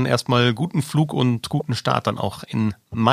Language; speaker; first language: German; native; German